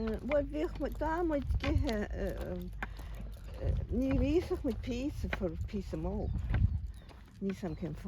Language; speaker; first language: Irish; native; Irish